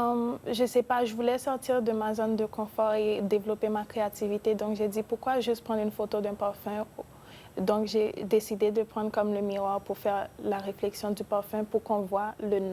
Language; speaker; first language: French; non-native, local second language; Spanish